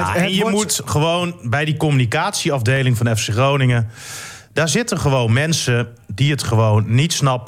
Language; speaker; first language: Dutch; native; Dutch